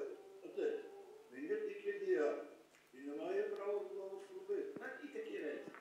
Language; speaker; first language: Ukrainian; early bilingual, heritage; Ukrainian